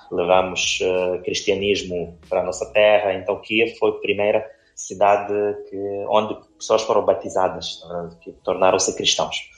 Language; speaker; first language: Portuguese; non-native, fluent; Ukrainian